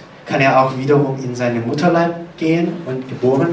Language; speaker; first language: German; non-native, fluent; Korean